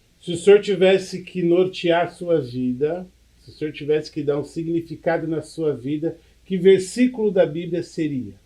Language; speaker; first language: Portuguese; native; Portuguese